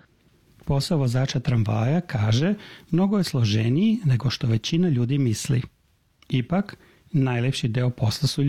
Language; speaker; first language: Serbian; native; Serbian